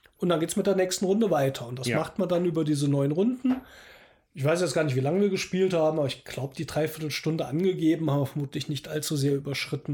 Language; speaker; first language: German; native; German